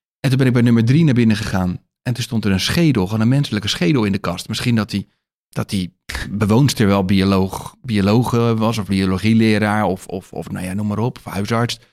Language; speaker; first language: Dutch; native; Dutch